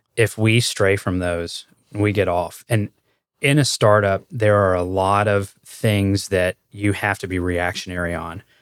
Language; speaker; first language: English; native; English